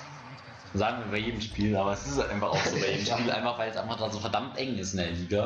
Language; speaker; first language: German; native; German